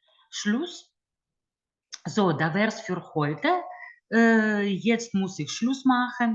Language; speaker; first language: German; non-native, fluent; Lithuanian